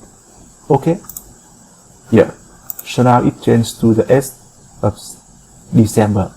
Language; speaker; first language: English; non-native, fluent; Vietnamese